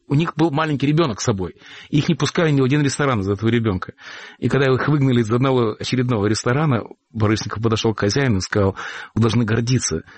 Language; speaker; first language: Russian; native; Russian